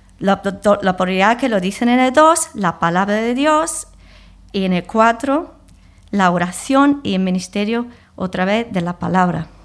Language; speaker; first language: Spanish; non-native, fluent; English